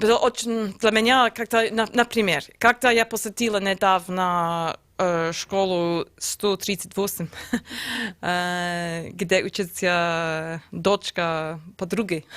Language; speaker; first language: Russian; non-native, learner; English